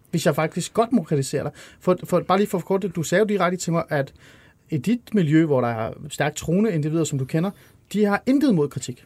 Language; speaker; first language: Danish; early bilingual, other home language; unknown